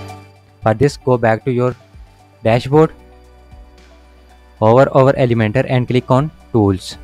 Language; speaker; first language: English; non-native, fluent; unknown